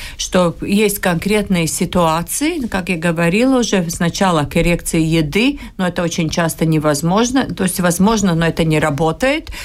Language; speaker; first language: Russian; non-native, local second language; Latvian